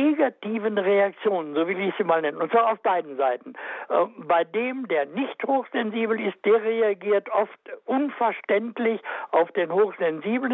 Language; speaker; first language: German; native; German